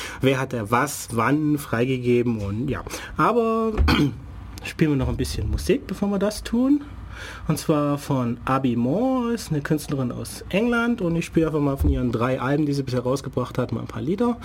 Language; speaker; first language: German; native; German